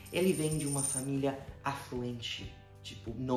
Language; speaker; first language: Portuguese; non-native, fluent; English